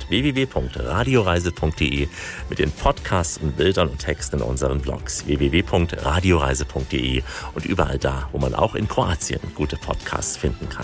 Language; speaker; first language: German; native; German